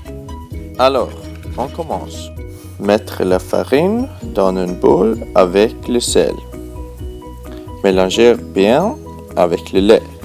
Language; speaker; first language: French; non-native, learner; Swedish